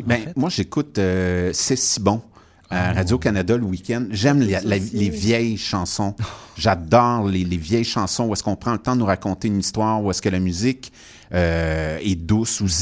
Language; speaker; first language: French; native; French